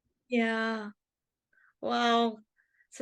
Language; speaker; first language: English; non-native, learner; Japanese